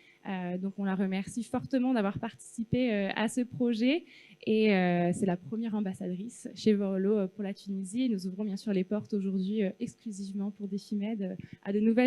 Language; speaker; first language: French; native; French